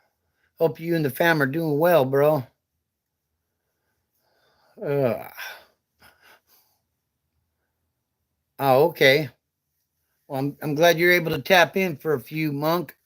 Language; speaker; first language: English; native; English